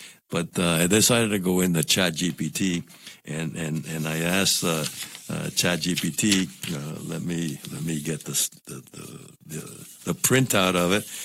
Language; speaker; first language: English; non-native, local second language; Spanish